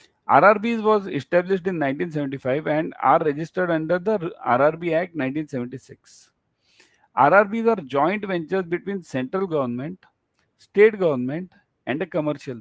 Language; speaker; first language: English; non-native, local second language; Hindi